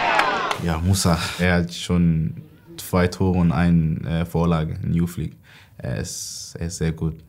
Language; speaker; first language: German; non-native, learner; Swedish